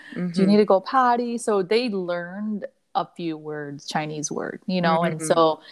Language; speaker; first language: English; early bilingual, other home language; Cantonese